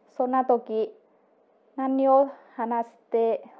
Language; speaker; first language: Japanese; non-native, learner; Vietnamese